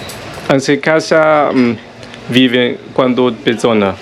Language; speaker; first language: Spanish; non-native, learner; Vietnamese